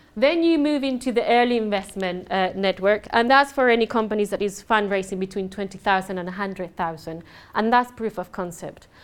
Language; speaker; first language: English; non-native, fluent; Spanish